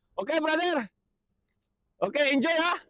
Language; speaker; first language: English; non-native, learner; Filipino